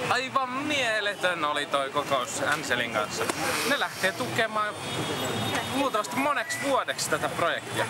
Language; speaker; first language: Finnish; native; Finnish